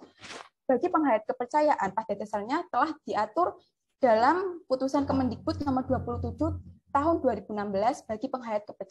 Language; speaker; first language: Indonesian; native; Indonesian